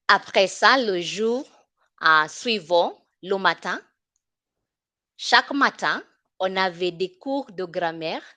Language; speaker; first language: French; non-native, fluent; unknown